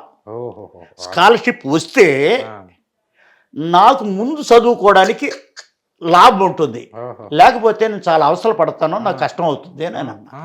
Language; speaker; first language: Telugu; native; Telugu